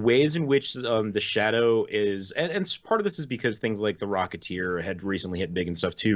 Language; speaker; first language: English; native; English